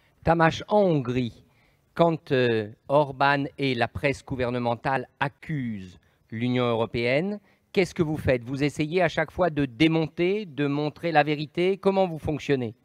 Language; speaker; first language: French; native; French